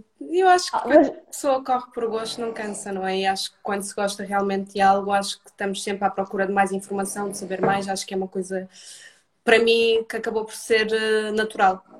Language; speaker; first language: Portuguese; early bilingual, other home language; Russian